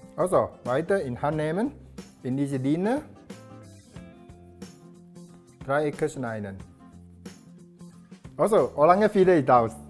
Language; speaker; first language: German; non-native, learner; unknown